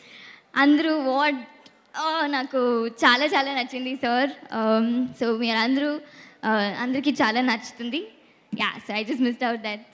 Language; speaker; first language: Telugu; non-native, learner; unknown